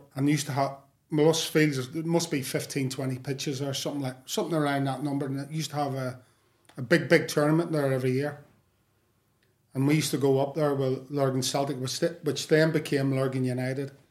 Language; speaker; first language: English; native; English